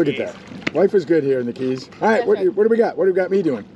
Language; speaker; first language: English; native; English